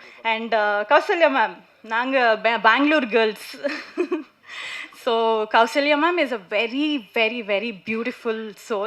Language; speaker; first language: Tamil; non-native, learner; Kannada